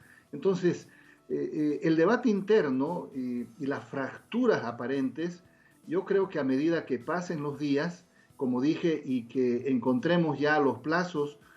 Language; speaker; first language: Spanish; native; Spanish